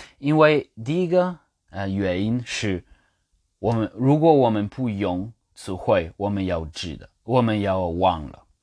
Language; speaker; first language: Chinese; non-native, learner; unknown